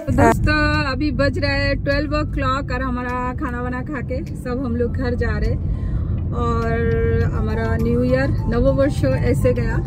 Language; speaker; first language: Hindi; non-native, local second language; Bangla